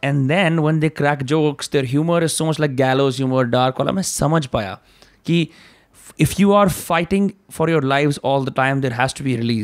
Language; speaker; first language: English; non-native, local second language; Hindi